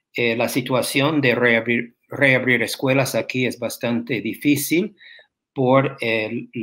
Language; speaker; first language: Spanish; non-native, fluent; English